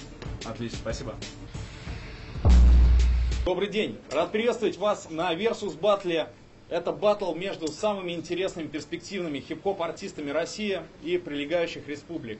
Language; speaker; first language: Russian; native; Russian